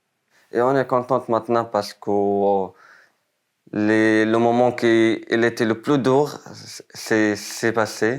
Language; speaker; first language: French; non-native, learner; Arabic